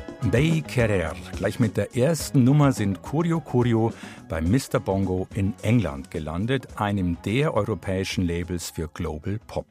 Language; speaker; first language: German; native; German